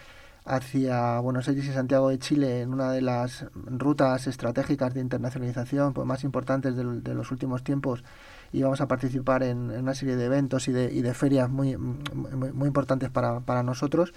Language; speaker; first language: Spanish; native; Spanish